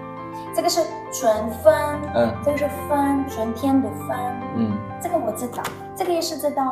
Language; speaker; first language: Chinese; non-native, learner; Ukrainian